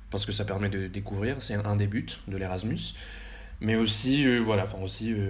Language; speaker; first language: French; early bilingual, heritage; Spanish